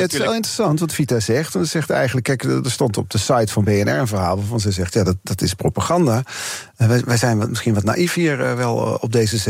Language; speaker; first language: Dutch; native; Dutch